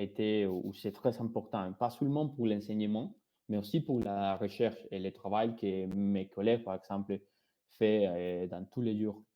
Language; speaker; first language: French; non-native, fluent; Spanish